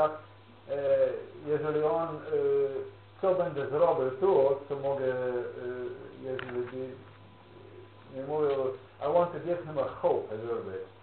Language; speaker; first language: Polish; non-native, learner; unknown